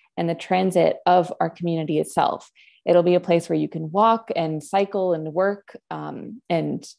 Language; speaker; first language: English; non-native, fluent; Spanish